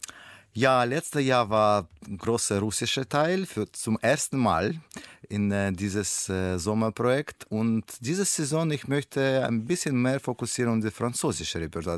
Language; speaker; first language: German; non-native, learner; Russian